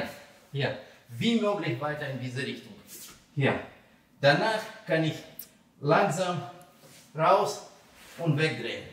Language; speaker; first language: German; non-native, fluent; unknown